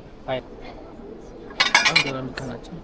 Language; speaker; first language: English; non-native, learner; Amharic